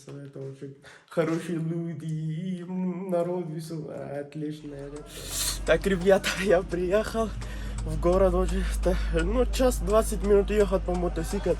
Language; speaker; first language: Russian; non-native, learner; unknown